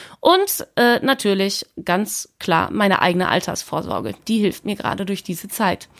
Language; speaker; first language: German; native; German